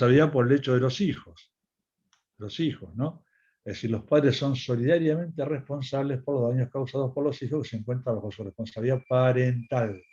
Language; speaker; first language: Spanish; native; Spanish